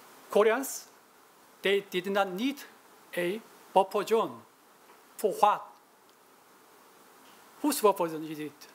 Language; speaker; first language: English; non-native, fluent; Korean